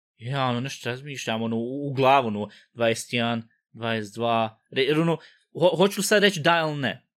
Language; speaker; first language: Bosnian; early bilingual, heritage; Bosnian